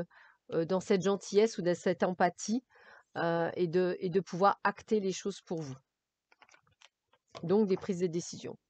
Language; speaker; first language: French; native; French